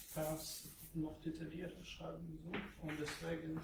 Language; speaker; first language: German; non-native, fluent; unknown